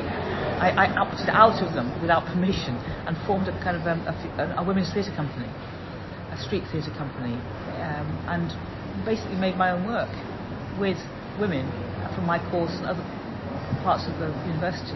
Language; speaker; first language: English; native; English